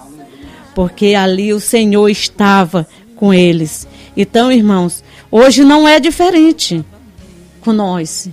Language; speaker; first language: Portuguese; native; Portuguese